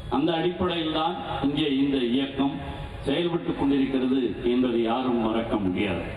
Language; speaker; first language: Tamil; native; Tamil